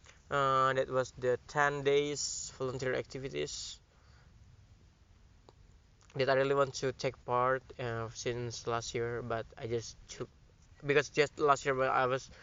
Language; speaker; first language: English; non-native, learner; Indonesian